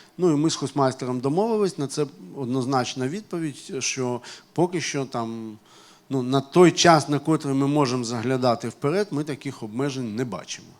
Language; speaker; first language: Ukrainian; non-native, local second language; Russian